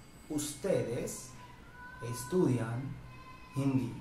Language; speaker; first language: Spanish; non-native, fluent; Hindi